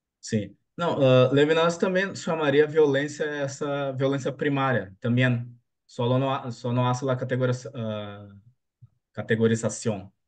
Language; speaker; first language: Spanish; non-native, learner; Portuguese